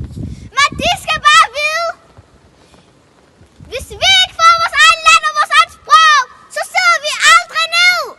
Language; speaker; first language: Danish; non-native, learner; Kurdish